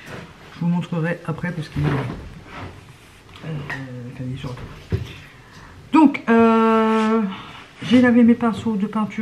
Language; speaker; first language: French; native; French